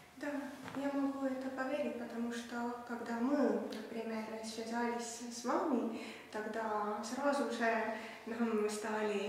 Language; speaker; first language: Russian; non-native, local second language; Estonian